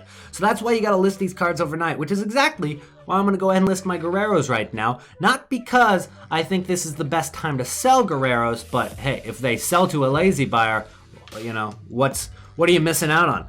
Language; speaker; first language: English; native; English